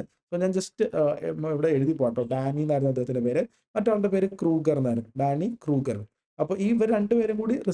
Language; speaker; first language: Malayalam; native; Malayalam